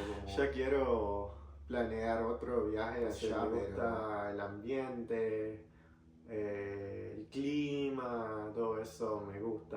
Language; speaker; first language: Spanish; non-native, fluent; English